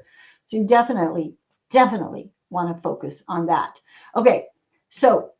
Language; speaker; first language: English; native; English